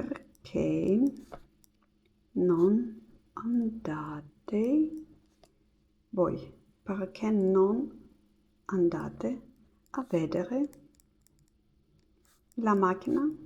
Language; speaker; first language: Italian; non-native, learner; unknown